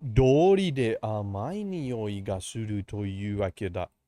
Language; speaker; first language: Japanese; non-native, learner; Greek